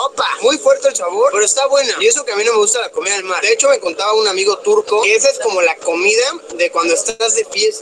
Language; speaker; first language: Spanish; native; Spanish